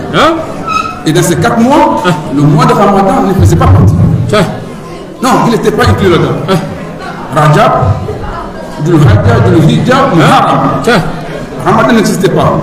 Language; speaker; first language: French; non-native, local second language; Soninke